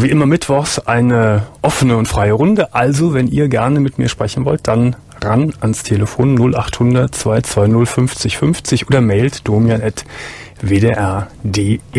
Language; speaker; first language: German; native; German